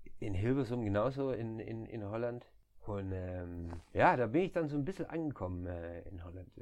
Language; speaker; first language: German; native; German